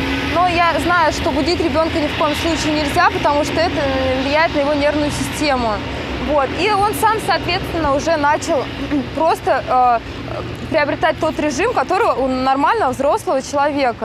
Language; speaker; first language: Russian; native; Russian